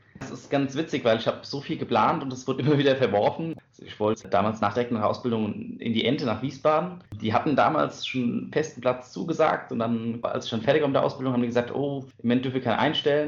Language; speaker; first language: German; native; German